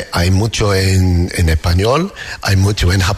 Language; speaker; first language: Spanish; non-native, learner; English